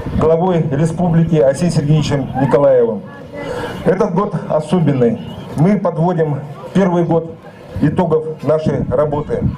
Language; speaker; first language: Russian; non-native, local second language; Yakut